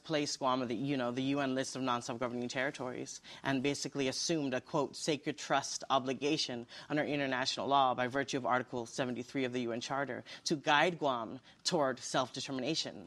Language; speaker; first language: English; native; English